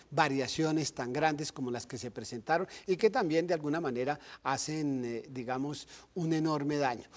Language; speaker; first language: Spanish; native; Spanish